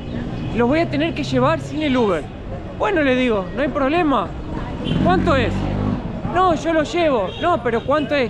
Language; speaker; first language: Spanish; native; Spanish